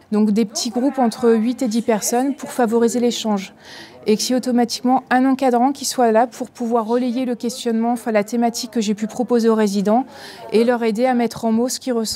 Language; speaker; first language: French; native; French